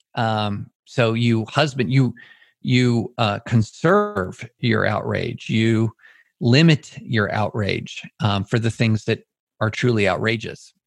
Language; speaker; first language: English; native; English